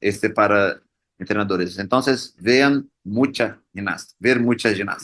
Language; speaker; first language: Spanish; non-native, learner; Portuguese